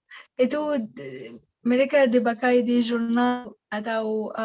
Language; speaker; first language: Indonesian; non-native, learner; Arabic